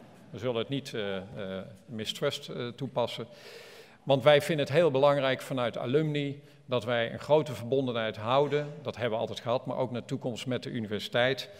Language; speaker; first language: Dutch; native; Dutch